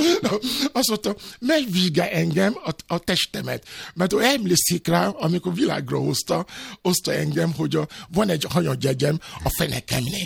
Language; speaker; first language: Hungarian; non-native, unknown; Yoruba